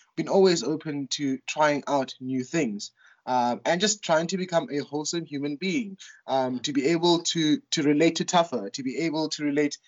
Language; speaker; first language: English; non-native, local second language; Tswana